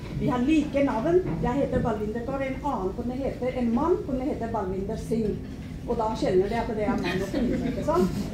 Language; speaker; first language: Norwegian; non-native, fluent; Punjabi